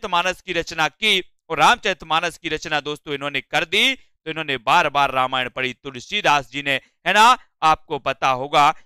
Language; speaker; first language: Hindi; native; Hindi